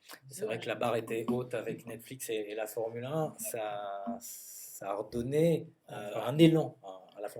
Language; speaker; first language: French; native; French